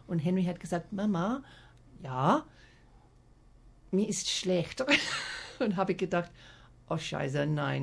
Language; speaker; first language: German; non-native, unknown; English